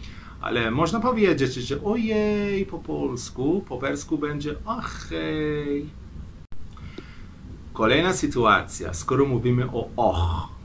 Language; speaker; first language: Polish; non-native, fluent; Persian